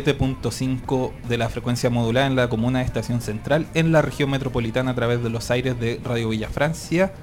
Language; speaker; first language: Spanish; native; Spanish